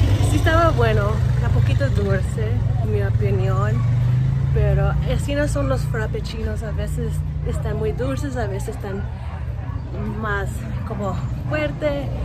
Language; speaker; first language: Spanish; early bilingual, heritage; Spanish